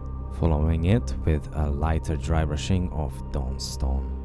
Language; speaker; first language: English; non-native, fluent; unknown